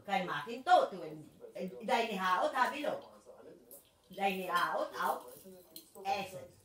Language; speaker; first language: German; non-native, learner; Filipino